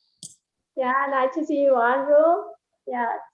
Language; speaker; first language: English; non-native, learner; Vietnamese